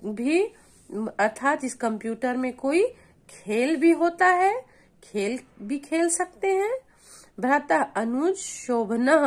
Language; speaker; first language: Hindi; native; Hindi